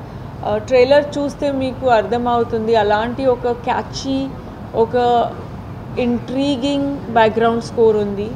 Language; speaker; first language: Telugu; non-native, fluent; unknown